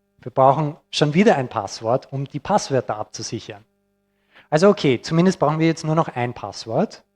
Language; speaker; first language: German; non-native, fluent; English